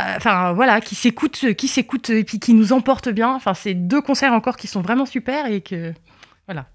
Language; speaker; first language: French; native; French